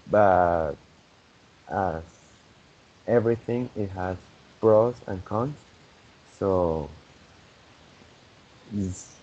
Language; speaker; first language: English; non-native, fluent; Spanish